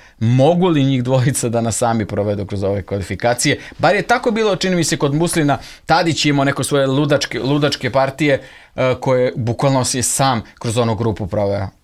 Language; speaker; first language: Serbian; native; Serbian